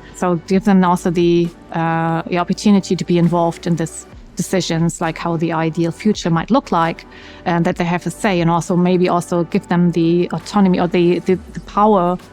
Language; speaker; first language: English; non-native, fluent; German